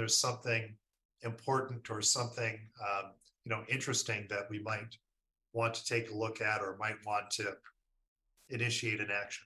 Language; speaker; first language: English; native; English